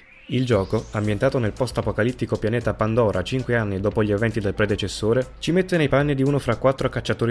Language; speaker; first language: Italian; native; Italian